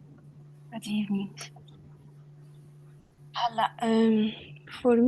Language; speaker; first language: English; non-native, fluent; Arabic